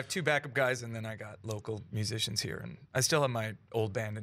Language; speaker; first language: English; native; English